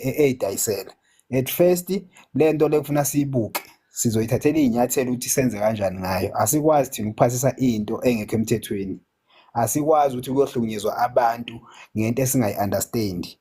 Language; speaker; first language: Zulu; native; Zulu